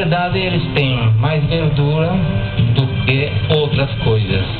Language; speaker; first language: Portuguese; non-native, fluent; Japanese